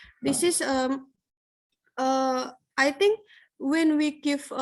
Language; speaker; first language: English; non-native, learner; Indonesian